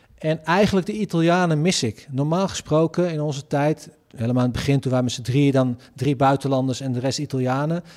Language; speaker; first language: Dutch; native; Dutch